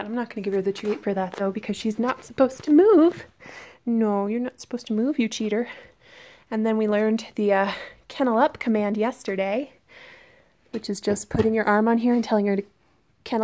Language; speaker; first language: English; native; English